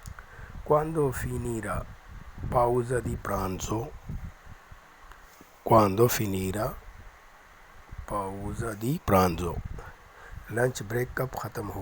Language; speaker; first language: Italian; non-native, learner; Urdu